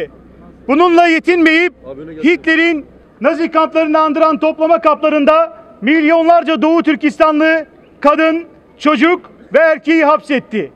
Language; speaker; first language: Turkish; native; Turkish